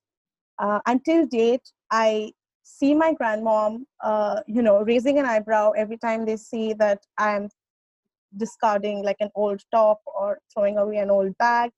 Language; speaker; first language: English; non-native, local second language; Bangla